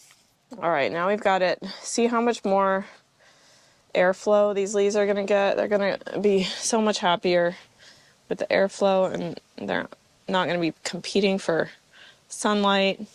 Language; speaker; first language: English; native; English